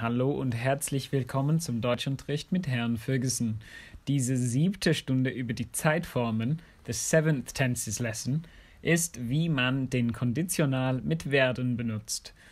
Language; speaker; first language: German; non-native, fluent; English